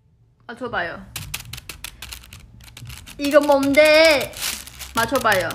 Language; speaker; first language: Korean; non-native, learner; Chinese